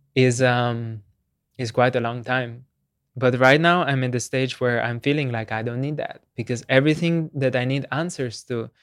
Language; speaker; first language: English; non-native, fluent; Slovenian